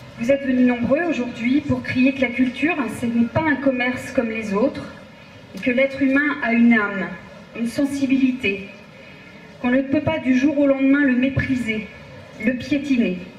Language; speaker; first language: French; native; French